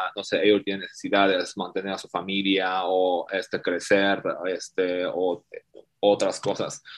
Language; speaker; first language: Spanish; non-native, fluent; Chinese